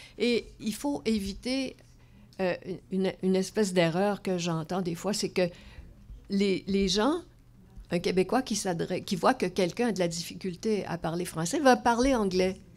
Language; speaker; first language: French; native; French